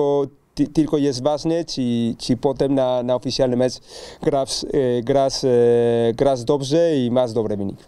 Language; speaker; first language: Polish; non-native, learner; Spanish